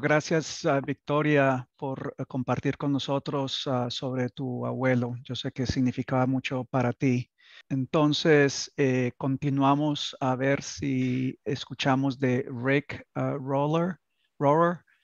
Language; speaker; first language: Spanish; native; Spanish